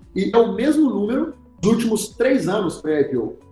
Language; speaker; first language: Portuguese; native; Portuguese